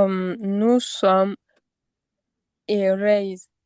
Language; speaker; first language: French; non-native, learner; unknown